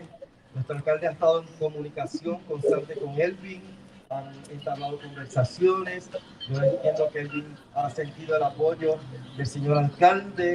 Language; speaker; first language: Spanish; native; Spanish